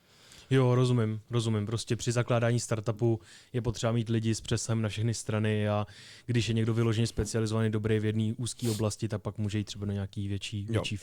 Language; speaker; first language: Czech; native; Czech